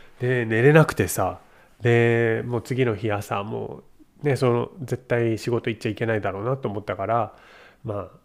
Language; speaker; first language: Japanese; native; Japanese